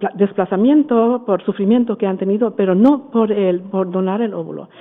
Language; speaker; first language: Spanish; non-native, fluent; German